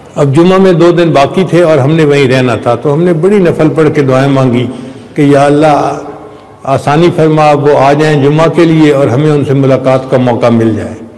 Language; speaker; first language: Urdu; non-native, local second language; Punjabi